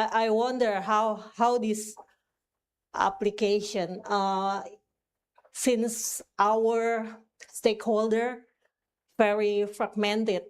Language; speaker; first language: English; non-native, fluent; Indonesian